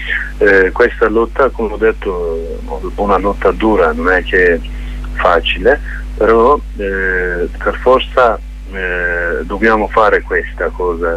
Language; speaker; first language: Italian; non-native, learner; Kurdish